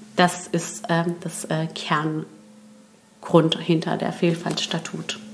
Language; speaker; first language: German; early bilingual, other home language; Persian